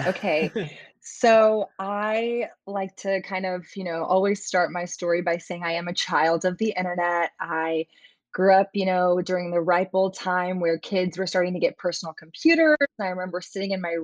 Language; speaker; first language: English; native; English